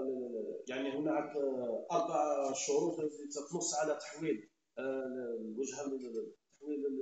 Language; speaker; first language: Arabic; native; Arabic